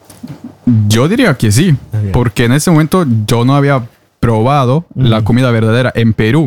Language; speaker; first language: Spanish; non-native, fluent; Norwegian